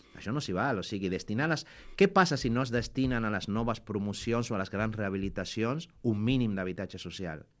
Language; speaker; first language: Catalan; non-native, fluent; Spanish